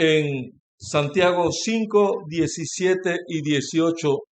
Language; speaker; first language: Spanish; native; Spanish